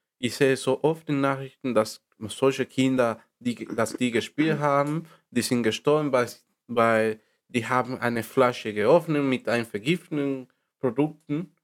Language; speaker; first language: German; non-native, learner; Spanish